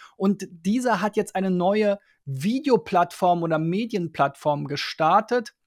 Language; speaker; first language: German; native; German